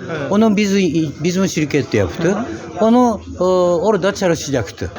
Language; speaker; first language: Turkish; non-native, learner; Japanese